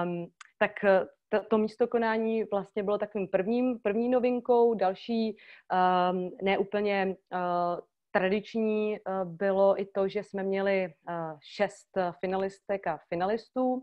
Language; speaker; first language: Czech; native; Czech